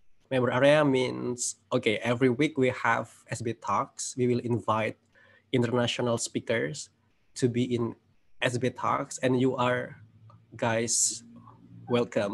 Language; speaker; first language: English; non-native, fluent; Indonesian